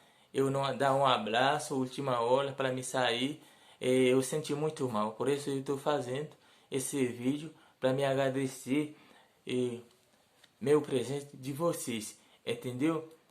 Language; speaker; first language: Portuguese; non-native, learner; Haitian Creole